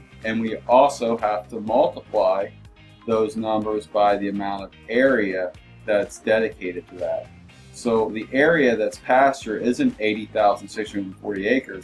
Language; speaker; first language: English; native; English